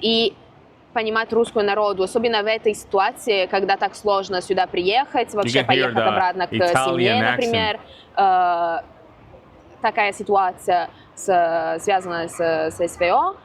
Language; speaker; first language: Russian; non-native, fluent; Italian